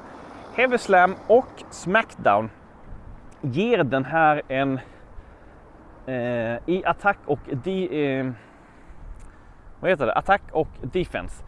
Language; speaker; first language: Swedish; native; Swedish